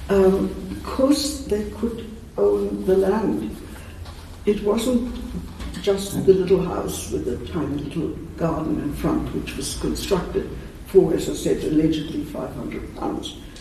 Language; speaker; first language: English; early bilingual, other home language; German